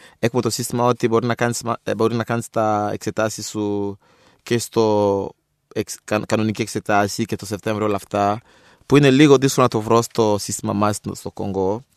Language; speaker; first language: Greek; non-native, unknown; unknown